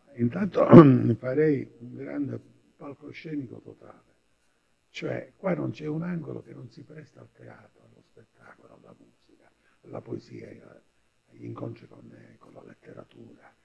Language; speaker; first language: Italian; native; Italian